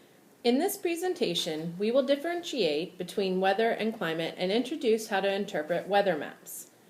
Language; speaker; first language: English; native; English